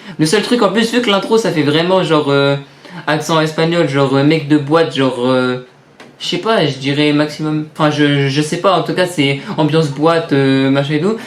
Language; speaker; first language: French; native; French